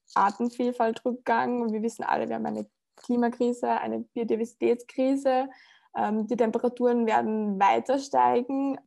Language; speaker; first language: German; native; German